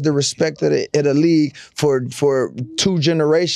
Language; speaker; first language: English; native; English